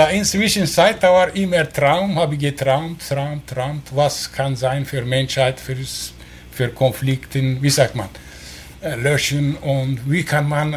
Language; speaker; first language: German; non-native, learner; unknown